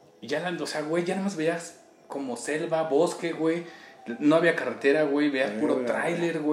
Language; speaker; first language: Spanish; native; Spanish